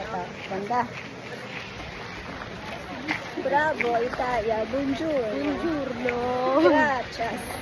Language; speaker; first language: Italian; non-native, learner; Filipino